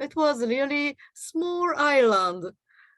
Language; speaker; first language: English; non-native, learner; Japanese